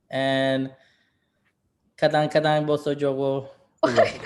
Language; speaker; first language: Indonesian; non-native, learner; English